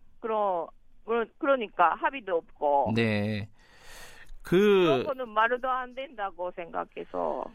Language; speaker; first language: Korean; non-native, learner; Japanese